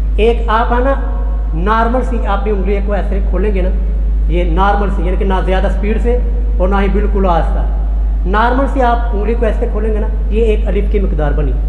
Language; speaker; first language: Urdu; non-native, local second language; Punjabi